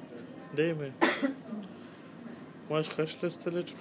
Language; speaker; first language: Czech; non-native, learner; Turkish